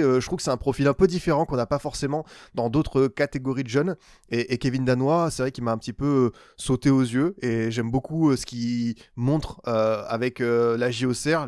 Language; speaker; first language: French; native; French